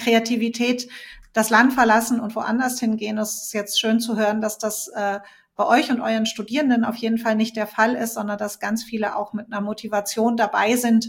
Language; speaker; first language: German; native; German